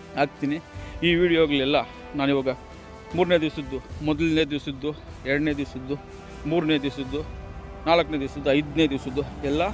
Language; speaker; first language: Kannada; native; Kannada